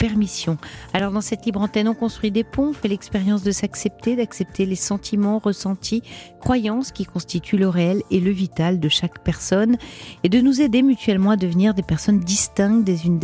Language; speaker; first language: French; native; French